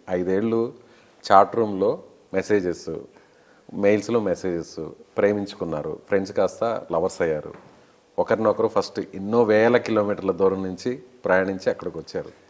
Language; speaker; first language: Telugu; native; Telugu